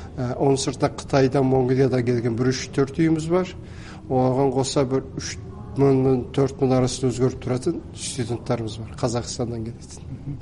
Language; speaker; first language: Kazakh; early bilingual, heritage; Kazakh